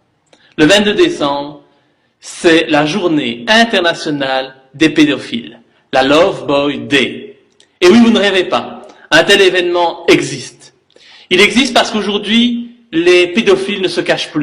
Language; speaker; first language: French; native; French